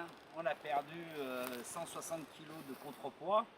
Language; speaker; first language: French; native; French